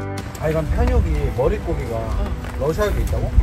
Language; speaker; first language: Korean; native; Korean